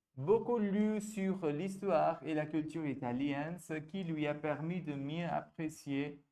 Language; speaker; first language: French; non-native, fluent; Hindi